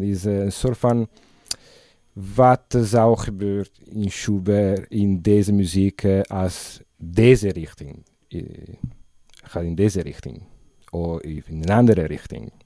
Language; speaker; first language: Dutch; non-native, learner; Italian